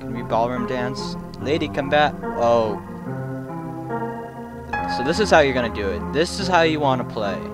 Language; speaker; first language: English; native; English